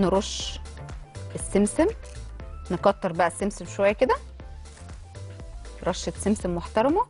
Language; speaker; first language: Arabic; native; Arabic